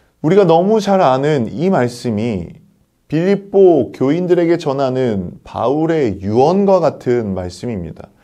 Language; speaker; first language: Korean; native; Korean